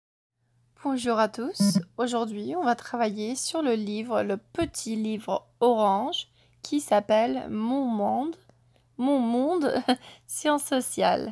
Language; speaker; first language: French; non-native, fluent; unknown